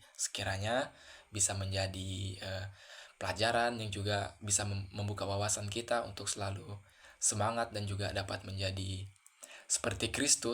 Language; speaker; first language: Indonesian; native; Indonesian